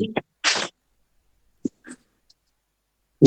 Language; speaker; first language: Arabic; non-native, learner; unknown